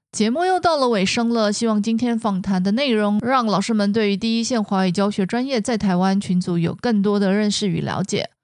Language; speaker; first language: Chinese; native; Chinese